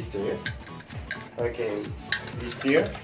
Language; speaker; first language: English; non-native, learner; Indonesian